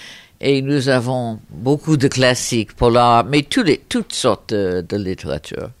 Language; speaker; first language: French; non-native, fluent; English